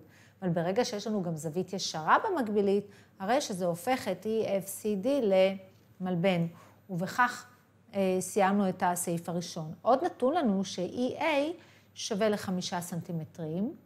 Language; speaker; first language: Hebrew; native; Hebrew